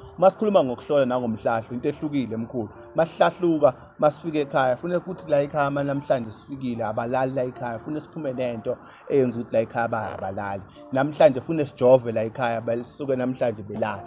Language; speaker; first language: Zulu; native; Zulu